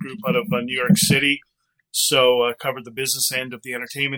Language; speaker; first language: English; native; English